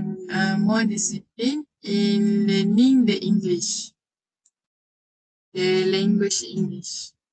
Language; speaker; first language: English; non-native, learner; Malay